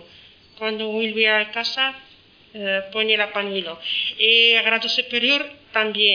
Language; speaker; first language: Spanish; non-native, learner; Arabic